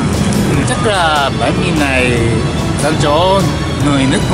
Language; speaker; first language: Vietnamese; non-native, learner; Japanese